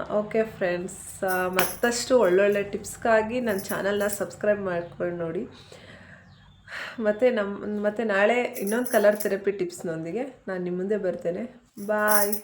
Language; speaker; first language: Kannada; native; Kannada